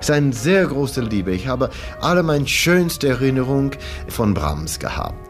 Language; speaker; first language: German; non-native, fluent; English